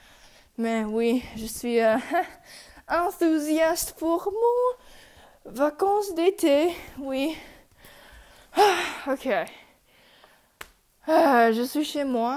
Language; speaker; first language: French; non-native, learner; English